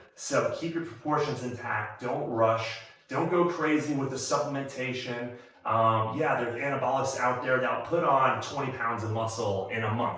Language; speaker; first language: English; native; English